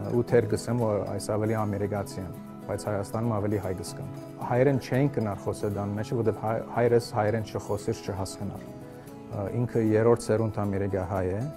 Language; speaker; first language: Armenian; early bilingual, heritage; Armenian